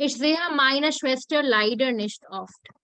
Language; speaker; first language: German; non-native, fluent; Hindi